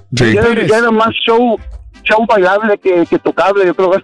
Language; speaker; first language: Spanish; early bilingual, heritage; Spanish